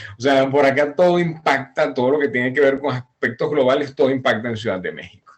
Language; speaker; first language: Spanish; native; Spanish